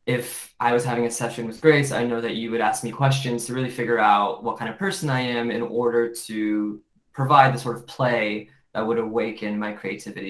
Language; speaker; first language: English; native; English